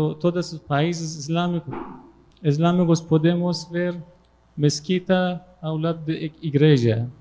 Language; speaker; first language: Portuguese; non-native, learner; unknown